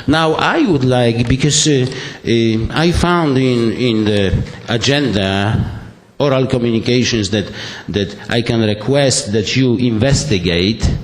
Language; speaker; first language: English; non-native, fluent; Polish